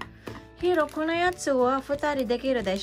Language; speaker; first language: Japanese; non-native, learner; Filipino